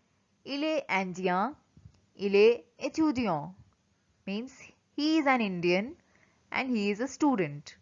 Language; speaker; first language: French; non-native, fluent; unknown